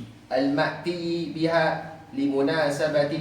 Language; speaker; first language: Arabic; non-native, learner; Malay